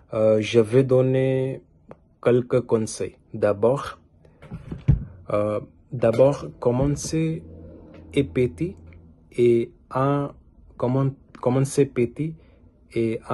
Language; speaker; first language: French; non-native, learner; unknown